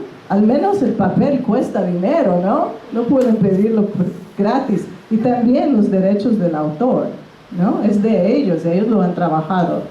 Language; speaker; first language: Spanish; non-native, fluent; English